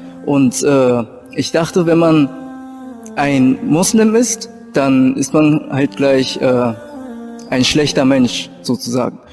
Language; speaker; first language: German; early bilingual, other home language; Japanese